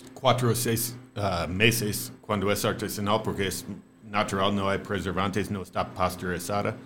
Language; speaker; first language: Spanish; non-native, fluent; English